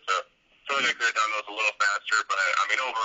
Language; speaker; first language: English; native; English